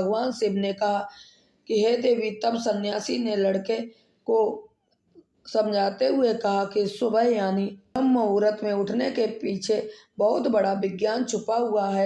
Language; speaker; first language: Hindi; native; Hindi